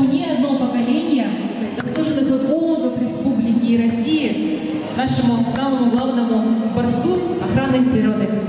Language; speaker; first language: Russian; native; Russian